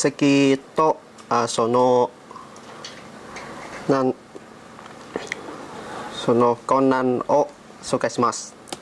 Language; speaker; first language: Japanese; non-native, learner; Vietnamese